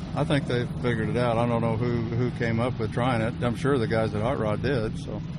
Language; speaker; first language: English; native; English